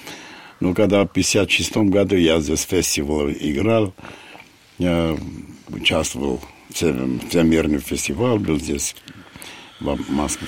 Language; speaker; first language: Russian; non-native, fluent; Armenian